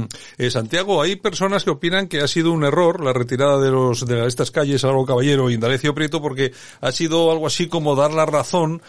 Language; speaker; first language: Spanish; native; Spanish